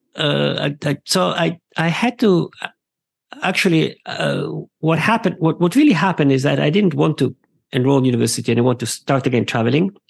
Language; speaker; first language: English; non-native, fluent; Italian